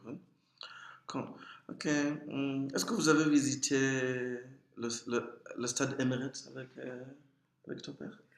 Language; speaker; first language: French; non-native, fluent; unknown